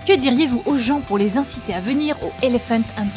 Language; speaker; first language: French; native; French